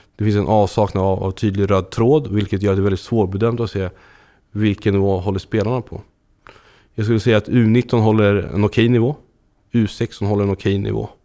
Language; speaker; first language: Swedish; native; Swedish